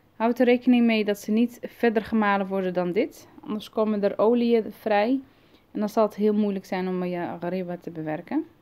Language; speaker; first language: Dutch; early bilingual, other home language; Arabic